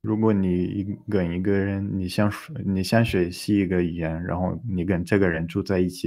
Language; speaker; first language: Chinese; non-native, learner; Portuguese